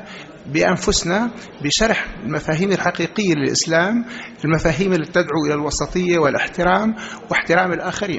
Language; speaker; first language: Arabic; native; Arabic